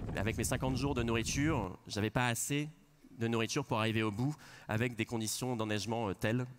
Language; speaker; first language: French; native; French